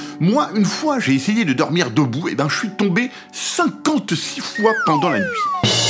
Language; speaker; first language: French; native; French